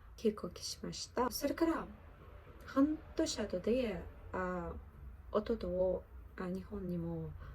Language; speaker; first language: Japanese; non-native, learner; Ukrainian